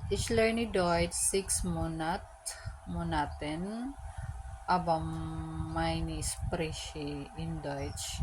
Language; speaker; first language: German; non-native, learner; Filipino